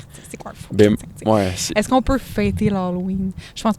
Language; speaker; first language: French; native; French